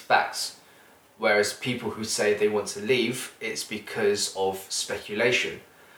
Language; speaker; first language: English; native; English